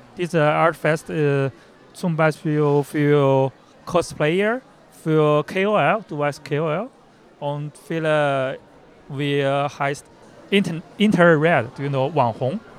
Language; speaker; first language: German; non-native, learner; Chinese